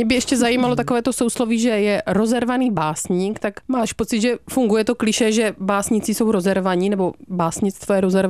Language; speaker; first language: Czech; native; Czech